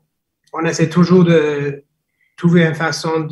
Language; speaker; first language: French; non-native, fluent; English